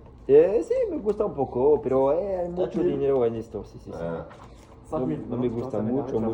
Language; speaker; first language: Spanish; non-native, learner; French